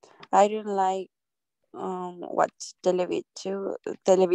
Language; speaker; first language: English; non-native, learner; Spanish